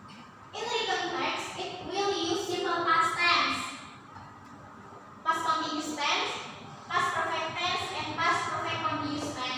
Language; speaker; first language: English; non-native, learner; Indonesian